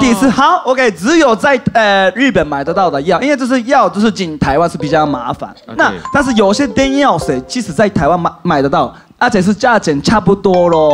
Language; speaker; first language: Chinese; non-native, fluent; Japanese